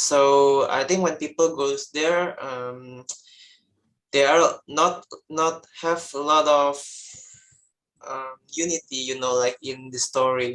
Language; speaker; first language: English; non-native, learner; Indonesian